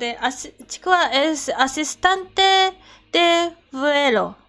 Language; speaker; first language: Spanish; non-native, learner; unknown